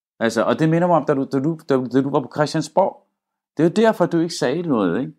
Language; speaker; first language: Danish; early bilingual, other home language; Arabic